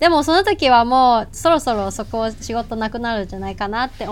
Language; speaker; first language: Japanese; non-native, fluent; Cantonese